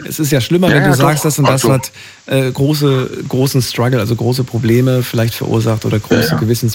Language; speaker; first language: German; native; German